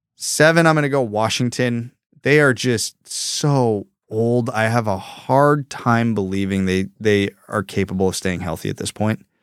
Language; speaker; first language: English; early bilingual, other home language; Ukrainian